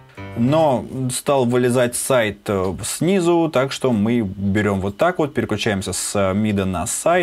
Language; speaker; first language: Russian; native; Russian